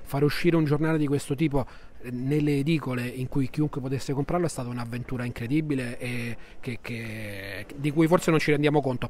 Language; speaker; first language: Italian; native; Italian